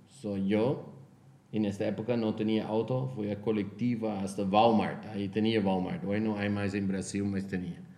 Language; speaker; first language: Spanish; non-native, fluent; Portuguese